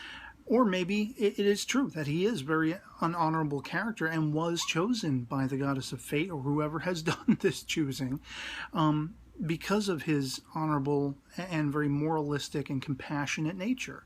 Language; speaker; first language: English; native; English